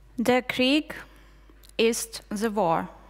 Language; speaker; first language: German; non-native, fluent; Ukrainian